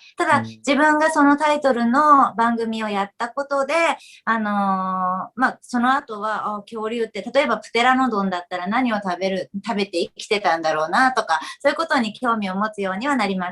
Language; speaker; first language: Japanese; native; Japanese